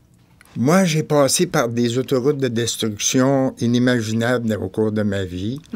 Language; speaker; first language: French; native; French